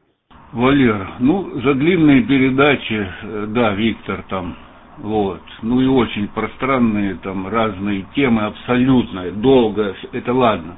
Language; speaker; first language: Russian; native; Russian